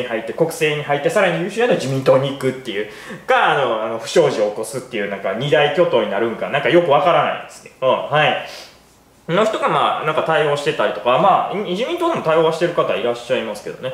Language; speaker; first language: Japanese; native; Japanese